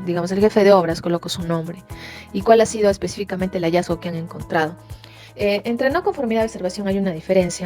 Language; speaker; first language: Spanish; native; Spanish